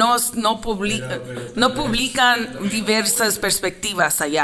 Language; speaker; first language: Spanish; early bilingual, heritage; Spanish